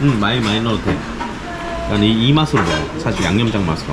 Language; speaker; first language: Korean; native; Korean